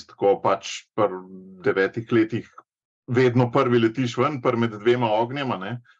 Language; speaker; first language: Slovenian; native; Slovenian